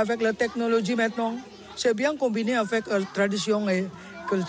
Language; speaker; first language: French; non-native, learner; Indonesian